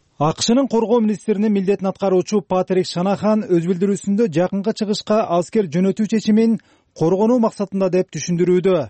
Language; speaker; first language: Kyrgyz; native; Kyrgyz